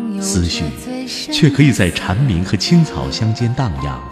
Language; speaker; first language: Chinese; native; Chinese